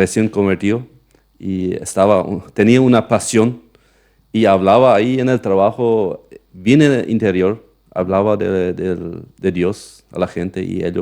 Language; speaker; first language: Spanish; non-native, local second language; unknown